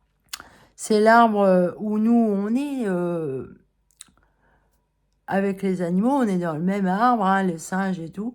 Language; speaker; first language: French; native; French